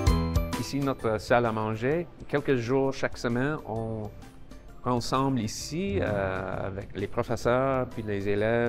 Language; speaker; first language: French; non-native, learner; English